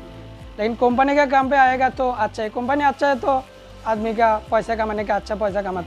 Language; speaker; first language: Hindi; non-native, learner; Bangla